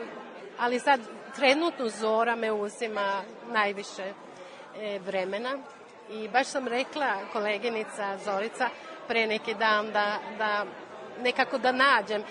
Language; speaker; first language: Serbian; non-native, learner; Swedish